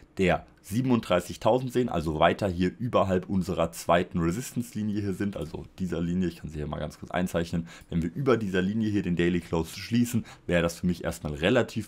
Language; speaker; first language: German; native; German